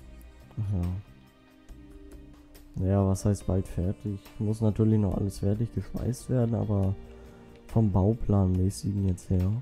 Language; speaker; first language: German; native; German